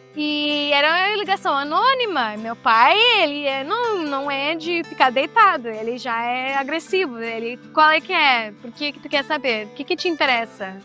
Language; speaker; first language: Portuguese; non-native, fluent; Spanish